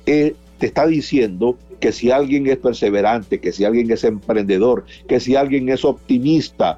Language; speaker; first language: Spanish; native; Spanish